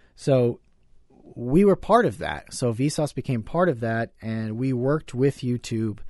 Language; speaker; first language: English; native; English